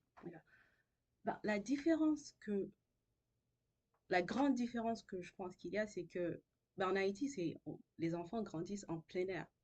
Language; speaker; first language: French; non-native, local second language; Haitian Creole